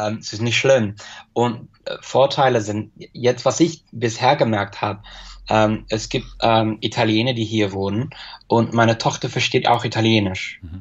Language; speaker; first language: German; non-native, fluent; English